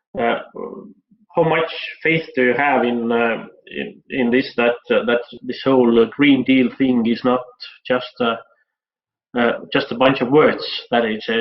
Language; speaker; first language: English; non-native, fluent; Estonian